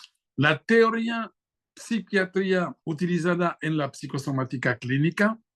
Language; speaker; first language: Spanish; non-native, fluent; French